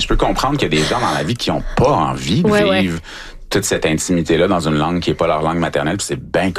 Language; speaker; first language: French; native; French